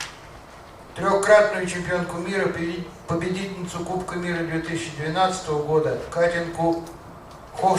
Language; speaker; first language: Russian; native; Russian